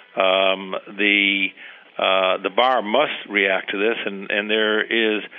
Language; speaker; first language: English; early bilingual, heritage; Spanish